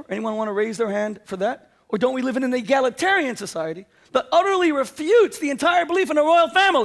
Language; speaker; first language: English; native; English